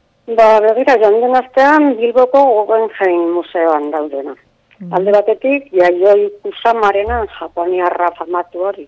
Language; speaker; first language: Basque; non-native, local second language; Spanish